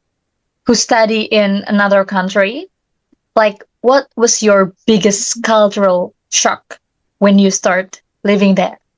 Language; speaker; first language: English; non-native, learner; Indonesian